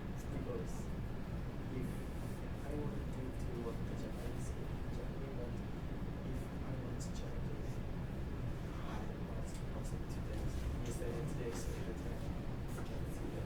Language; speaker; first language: English; non-native, learner; Japanese